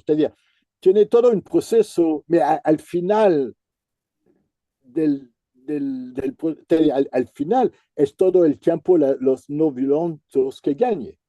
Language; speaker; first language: Spanish; non-native, fluent; French